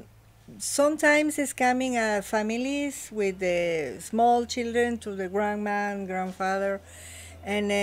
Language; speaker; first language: English; non-native, learner; Spanish